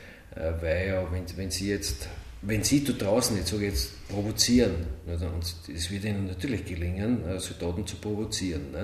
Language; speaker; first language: German; native; German